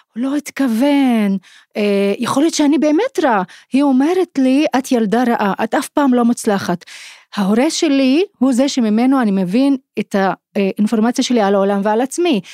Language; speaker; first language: Hebrew; non-native, local second language; Arabic